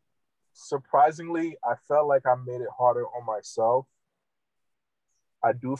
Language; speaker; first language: English; non-native, fluent; Haitian Creole